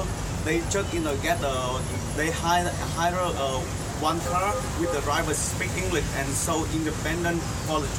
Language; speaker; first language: English; non-native, learner; Vietnamese